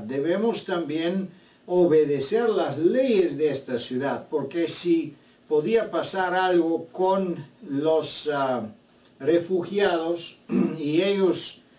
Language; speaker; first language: Spanish; non-native, fluent; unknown